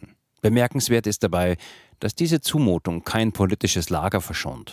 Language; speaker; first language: German; native; German